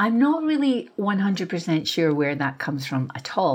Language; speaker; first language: English; native; English